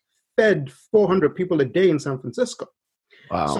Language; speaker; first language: English; non-native, local second language; Shona